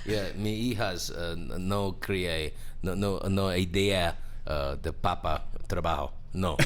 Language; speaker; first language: Spanish; non-native, learner; English